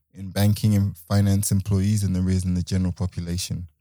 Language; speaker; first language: English; native; English